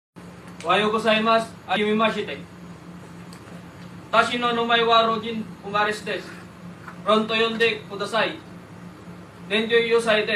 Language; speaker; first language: Japanese; non-native, learner; Iloko